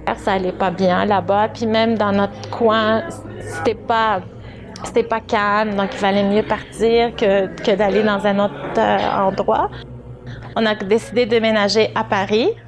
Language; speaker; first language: French; early bilingual, other home language; Arabic